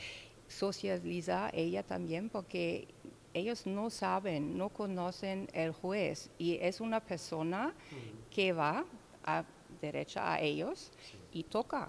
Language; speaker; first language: Spanish; non-native, learner; German